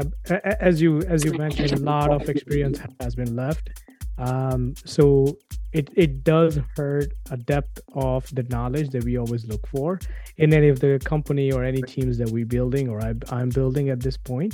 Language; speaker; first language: English; non-native, local second language; Gujarati